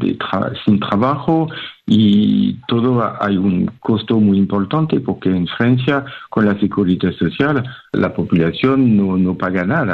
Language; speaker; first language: Spanish; non-native, fluent; French